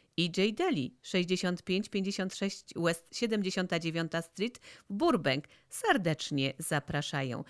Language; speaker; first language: Polish; native; Polish